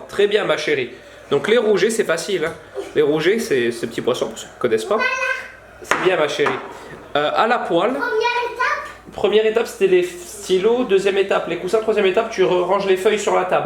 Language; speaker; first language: French; native; French